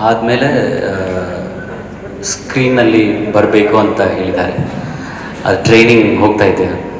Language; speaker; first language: Kannada; non-native, learner; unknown